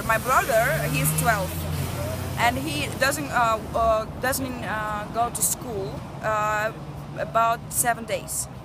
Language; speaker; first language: English; non-native, learner; Russian